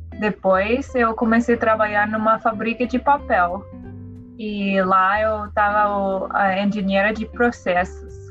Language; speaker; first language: Portuguese; non-native, learner; English